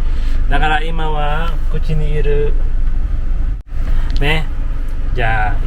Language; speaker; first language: Japanese; non-native, learner; Filipino